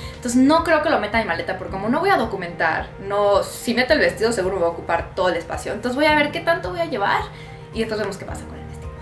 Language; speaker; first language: Spanish; native; Spanish